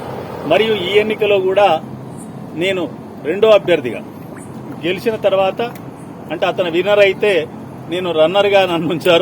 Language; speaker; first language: Telugu; native; Telugu